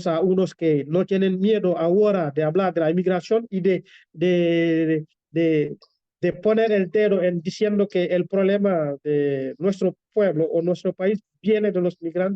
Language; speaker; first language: Spanish; non-native, fluent; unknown